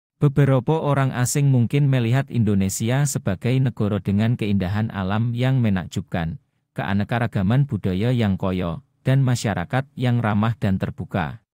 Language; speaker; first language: Indonesian; non-native, local second language; Javanese